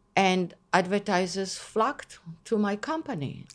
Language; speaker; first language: English; non-native, fluent; Hebrew